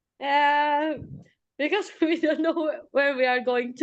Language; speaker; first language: English; non-native, learner; Indonesian